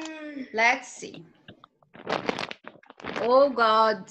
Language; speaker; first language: English; non-native, fluent; Portuguese